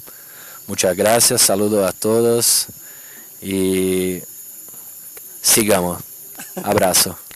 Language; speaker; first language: Spanish; non-native, fluent; Portuguese